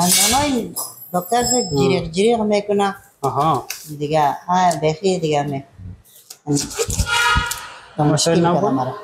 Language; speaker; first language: Persian; non-native, local second language; Hazaragi